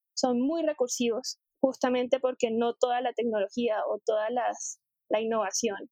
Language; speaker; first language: Spanish; native; Spanish